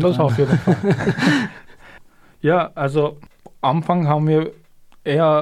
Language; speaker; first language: German; non-native, fluent; Kurdish